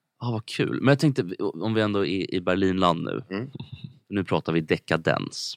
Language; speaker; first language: Swedish; native; Swedish